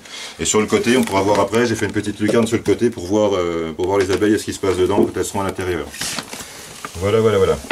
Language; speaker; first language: French; native; French